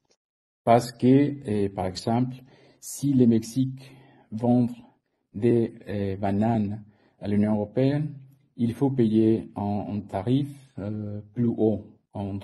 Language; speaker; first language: French; non-native, fluent; Spanish